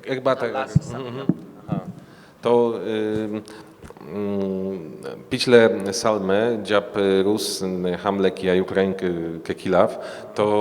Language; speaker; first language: Hindi; non-native, learner; Polish